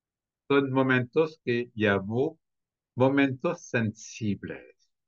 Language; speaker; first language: Spanish; non-native, fluent; French